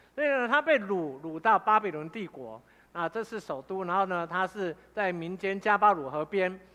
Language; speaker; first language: Chinese; native; Chinese